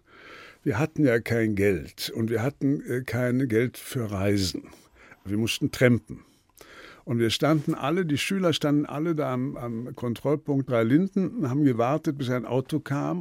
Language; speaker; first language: German; native; German